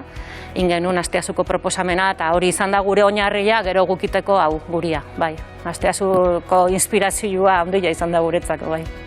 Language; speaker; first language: Basque; native; Basque